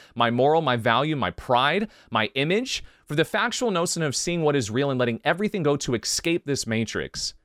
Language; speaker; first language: English; native; English